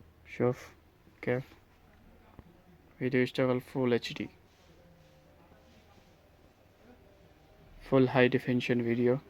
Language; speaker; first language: Arabic; non-native, learner; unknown